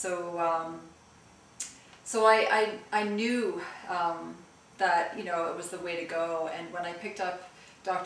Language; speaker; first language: English; early bilingual, other home language; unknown